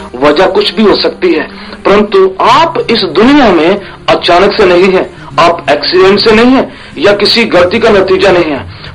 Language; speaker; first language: Hindi; non-native, local second language; Punjabi